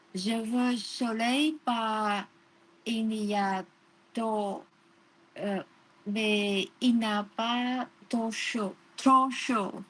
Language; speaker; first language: French; non-native, learner; Vietnamese